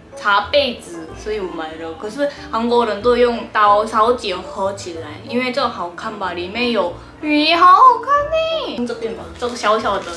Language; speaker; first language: Chinese; non-native, fluent; Korean